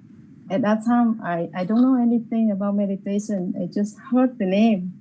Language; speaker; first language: English; non-native, learner; Vietnamese